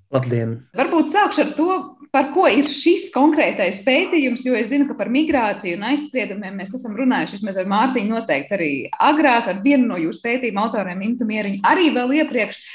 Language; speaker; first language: Latvian; native; Latvian